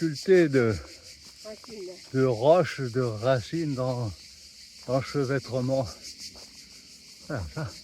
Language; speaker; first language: French; native; French